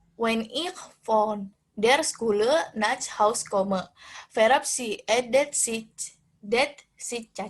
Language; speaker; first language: German; non-native, learner; Indonesian